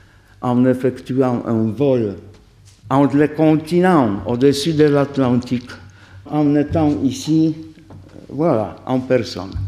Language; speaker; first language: French; non-native, fluent; Polish